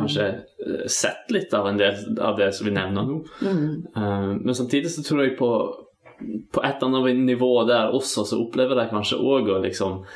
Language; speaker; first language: Norwegian; native; Norwegian